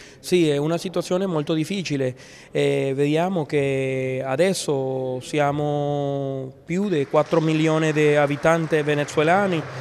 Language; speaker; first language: Italian; non-native, learner; Spanish